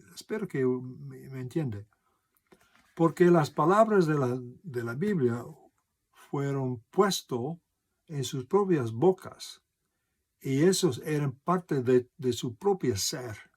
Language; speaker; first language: Spanish; non-native, fluent; English